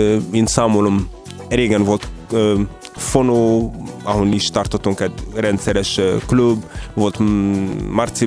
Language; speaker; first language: Hungarian; non-native, fluent; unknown